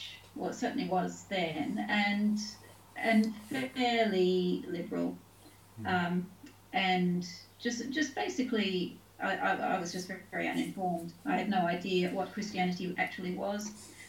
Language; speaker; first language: English; native; English